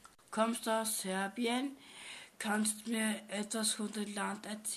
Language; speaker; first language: German; early bilingual, other home language; Turkish